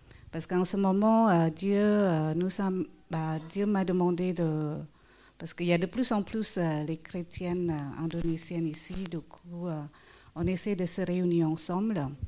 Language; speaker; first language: French; non-native, fluent; Indonesian